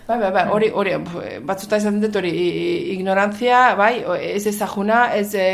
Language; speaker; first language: Basque; non-native, fluent; Azerbaijani